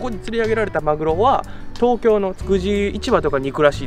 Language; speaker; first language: Japanese; native; Japanese